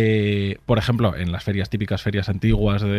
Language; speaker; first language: Spanish; native; Spanish